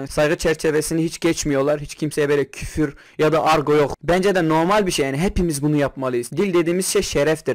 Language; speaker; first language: Turkish; non-native, local second language; Kurdish